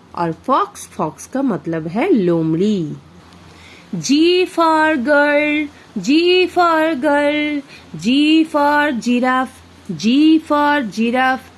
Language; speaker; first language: Hindi; non-native, local second language; Bangla